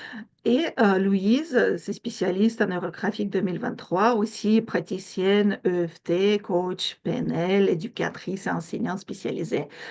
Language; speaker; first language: French; non-native, fluent; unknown